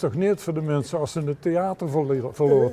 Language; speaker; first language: Dutch; native; Dutch